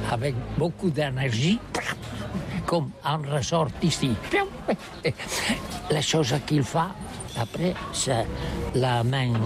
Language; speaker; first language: French; non-native, learner; Catalan